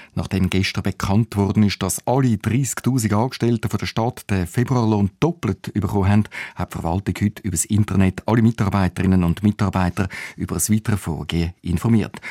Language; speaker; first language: German; native; German